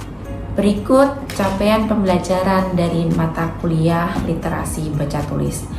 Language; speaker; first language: Indonesian; native; Indonesian